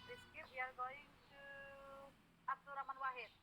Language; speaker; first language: English; non-native, fluent; Indonesian